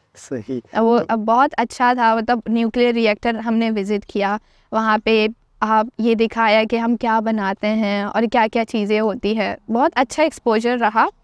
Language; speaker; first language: Urdu; native; Urdu